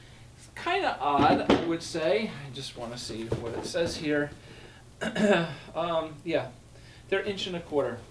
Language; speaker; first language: English; native; English